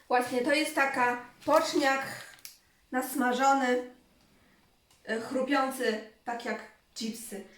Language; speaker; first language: Polish; non-native, learner; Chinese